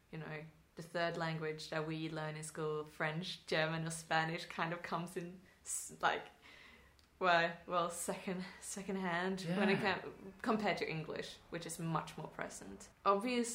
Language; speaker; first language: English; non-native, fluent; Swedish